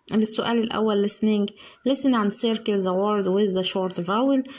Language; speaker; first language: English; non-native, learner; Arabic